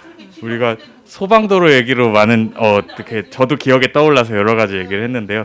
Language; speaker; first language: Korean; native; Korean